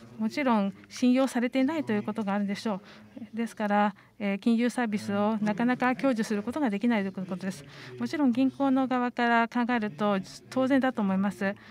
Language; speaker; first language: Japanese; non-native, fluent; Estonian